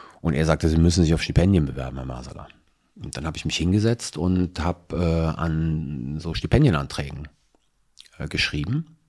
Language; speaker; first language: German; early bilingual, other home language; Italian